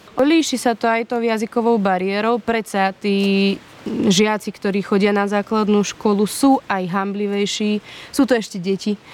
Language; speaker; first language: Slovak; early bilingual, heritage; Slovak